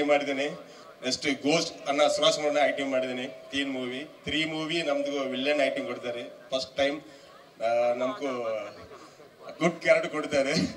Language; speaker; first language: Kannada; non-native, local second language; Tamil